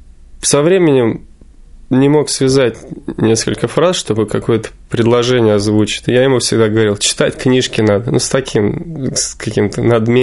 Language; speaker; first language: Russian; native; Russian